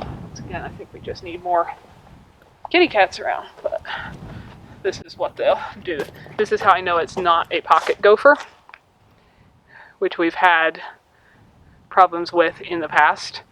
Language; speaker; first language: English; native; English